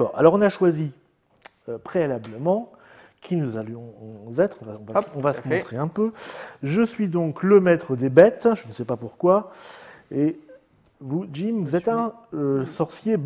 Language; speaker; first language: French; native; French